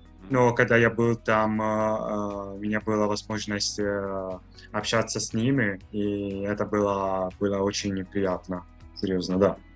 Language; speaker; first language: Russian; non-native, fluent; Italian